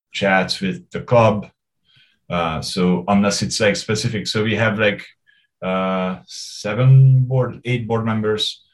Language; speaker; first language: English; non-native, fluent; Hungarian